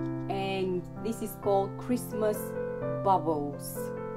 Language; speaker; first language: English; non-native, fluent; Bulgarian